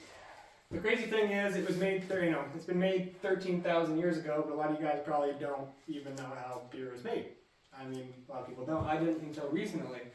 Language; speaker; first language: English; native; English